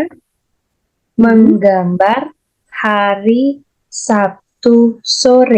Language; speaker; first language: Indonesian; non-native, learner; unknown